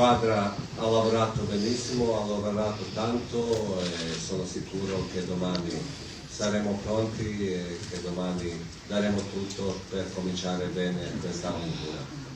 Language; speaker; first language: Italian; non-native, fluent; Bosnian